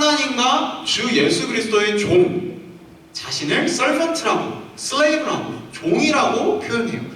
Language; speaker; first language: Korean; native; Korean